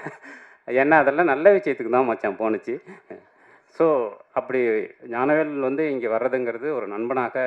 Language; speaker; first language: Tamil; native; Tamil